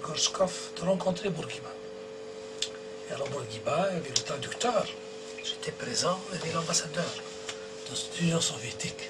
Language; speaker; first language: French; non-native, local second language; Arabic